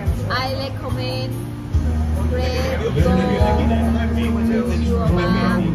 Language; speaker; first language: English; non-native, learner; Thai